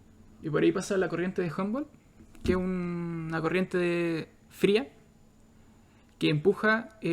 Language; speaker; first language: Spanish; native; Spanish